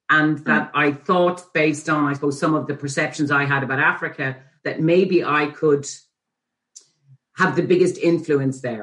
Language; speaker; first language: English; native; English